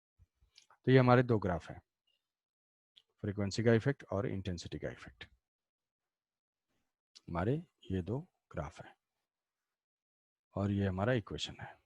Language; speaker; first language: Hindi; native; Hindi